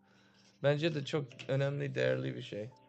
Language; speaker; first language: Turkish; early bilingual, heritage; Turkish